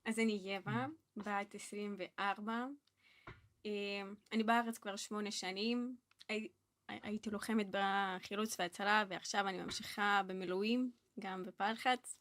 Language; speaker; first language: Hebrew; non-native, fluent; Russian